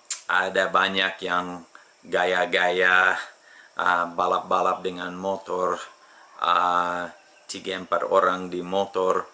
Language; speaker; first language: Indonesian; non-native, fluent; English